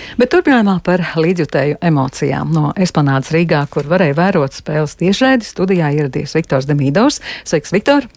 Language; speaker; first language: Latvian; native; Latvian